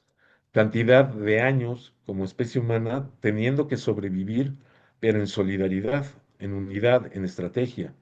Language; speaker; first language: Spanish; native; Spanish